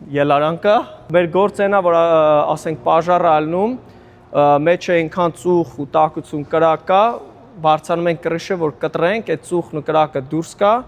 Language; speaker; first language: Armenian; early bilingual, heritage; Armenian